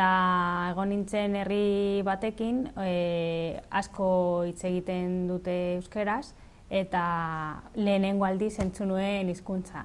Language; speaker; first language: Basque; non-native, learner; Spanish